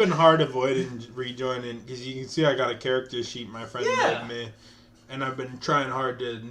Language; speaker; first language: English; native; English